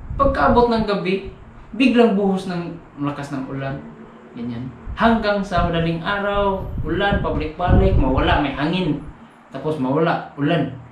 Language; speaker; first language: Filipino; non-native, local second language; Cebuano